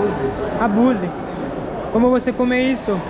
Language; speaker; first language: Portuguese; non-native, learner; French